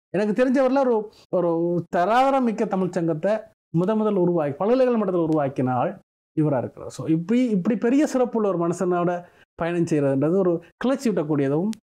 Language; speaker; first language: Tamil; native; Tamil